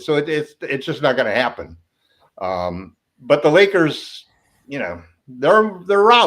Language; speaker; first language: English; native; English